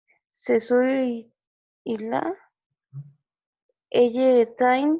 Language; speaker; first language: French; non-native, learner; Spanish